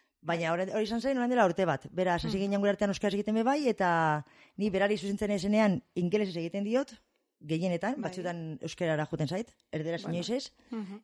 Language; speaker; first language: Basque; non-native, fluent; English